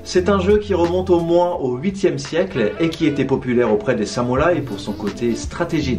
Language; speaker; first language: French; native; French